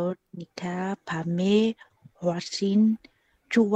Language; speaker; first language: Korean; non-native, learner; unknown